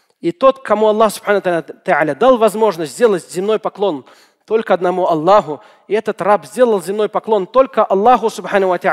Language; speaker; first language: Russian; native; Russian